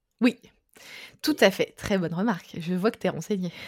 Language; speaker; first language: French; native; French